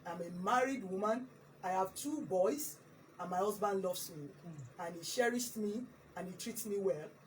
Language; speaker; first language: English; non-native, local second language; Yoruba